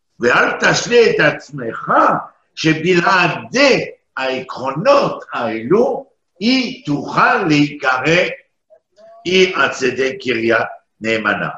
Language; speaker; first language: Hebrew; non-native, fluent; French